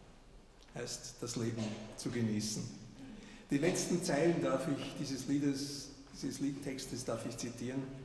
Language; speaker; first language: German; native; German